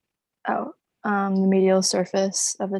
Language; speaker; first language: English; native; English